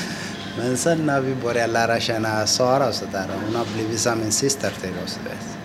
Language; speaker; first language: Swedish; non-native, learner; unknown